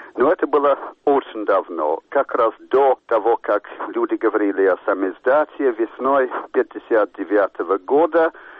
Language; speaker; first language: Russian; non-native, fluent; English